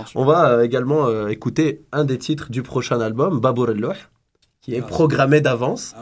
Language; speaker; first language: French; native; French